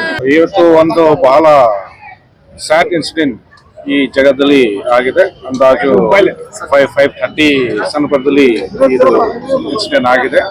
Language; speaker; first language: Kannada; non-native, fluent; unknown